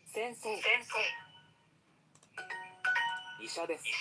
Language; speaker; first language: Japanese; non-native, learner; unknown